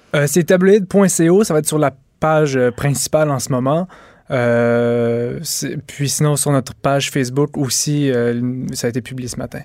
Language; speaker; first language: French; native; French